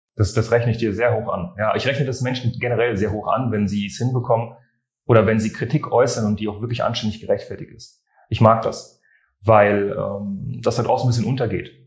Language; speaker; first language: German; non-native, fluent; French